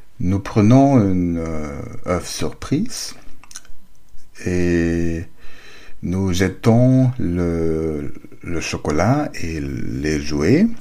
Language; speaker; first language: French; non-native, learner; German